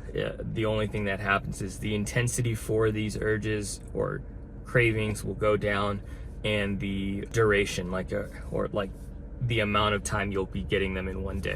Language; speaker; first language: English; native; English